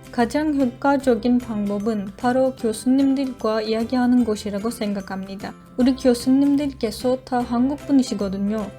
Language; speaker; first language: Korean; non-native, learner; Turkish